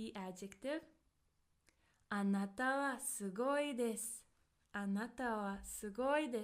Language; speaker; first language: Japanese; non-native, fluent; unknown